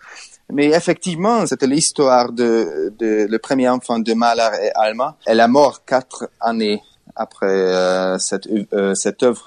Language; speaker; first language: French; non-native, learner; Hungarian